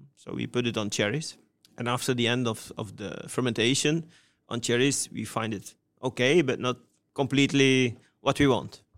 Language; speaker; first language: English; non-native, fluent; Dutch